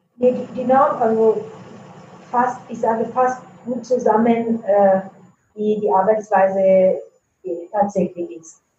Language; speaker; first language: German; non-native, fluent; Italian